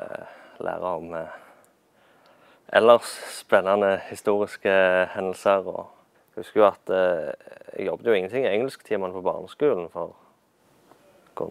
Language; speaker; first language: Norwegian; native; Norwegian